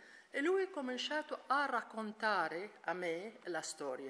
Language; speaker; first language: Italian; non-native, learner; Arabic